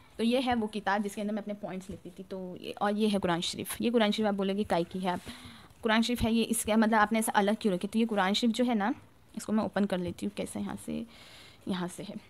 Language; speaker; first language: Urdu; native; Urdu